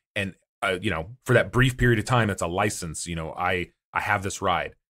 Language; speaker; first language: English; native; English